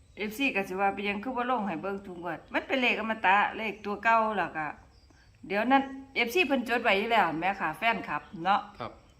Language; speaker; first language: Thai; native; Thai